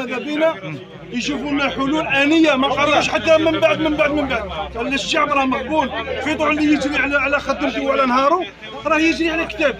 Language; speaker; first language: Arabic; native; Arabic